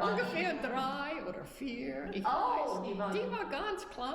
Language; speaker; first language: German; early bilingual, heritage; German